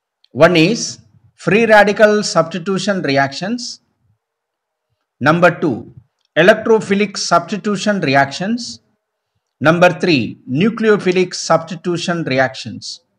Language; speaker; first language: English; non-native, local second language; Telugu